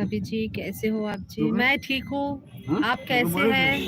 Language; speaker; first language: Hindi; non-native, local second language; Bangla